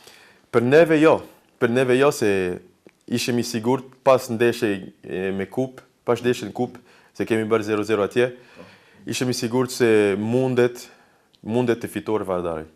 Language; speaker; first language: Albanian; non-native, learner; French